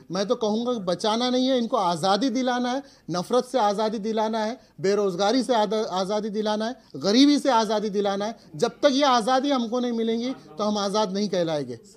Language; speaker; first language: Hindi; native; Hindi